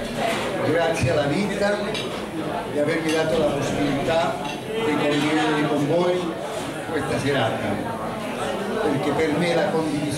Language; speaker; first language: Italian; non-native, fluent; Spanish